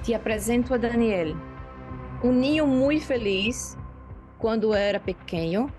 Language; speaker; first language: Spanish; non-native, learner; Portuguese